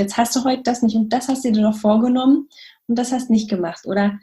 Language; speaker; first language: German; native; German